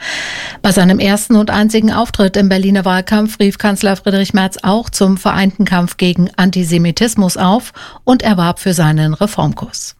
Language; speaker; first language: German; native; German